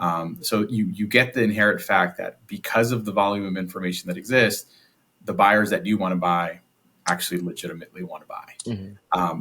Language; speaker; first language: English; native; English